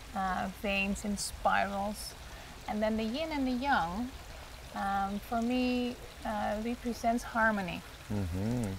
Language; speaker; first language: English; non-native, fluent; Dutch